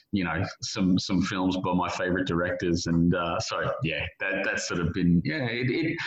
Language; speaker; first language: English; native; English